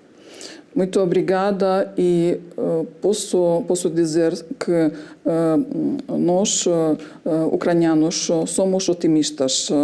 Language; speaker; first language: Portuguese; non-native, fluent; Ukrainian